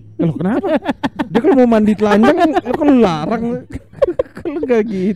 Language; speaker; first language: Indonesian; native; Indonesian